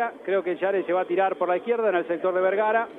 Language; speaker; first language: Spanish; native; Spanish